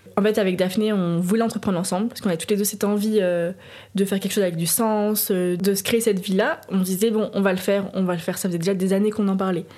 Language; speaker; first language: French; native; French